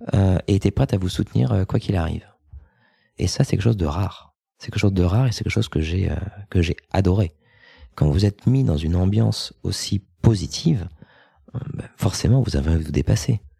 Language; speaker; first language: French; native; French